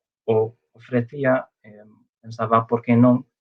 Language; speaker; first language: Galician; non-native, fluent; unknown